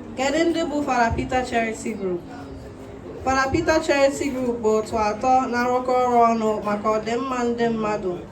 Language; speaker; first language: Igbo; early bilingual, heritage; Igbo